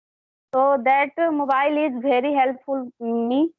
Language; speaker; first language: English; non-native, learner; Hindi